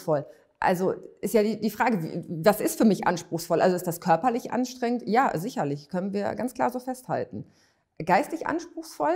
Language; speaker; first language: German; native; German